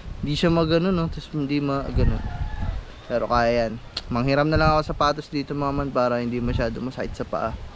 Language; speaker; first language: Filipino; native; Filipino